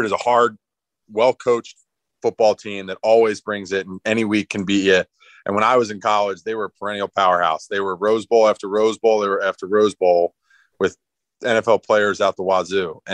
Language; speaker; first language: English; native; English